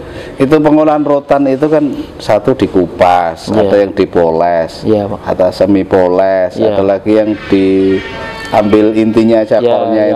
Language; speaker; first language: Indonesian; native; Indonesian